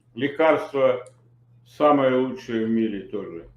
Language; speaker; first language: Russian; native; Russian